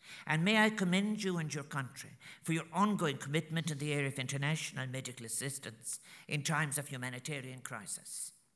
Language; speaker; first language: English; native; English